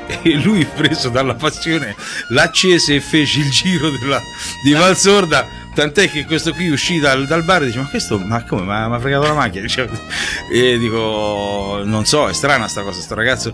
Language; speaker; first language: Italian; native; Italian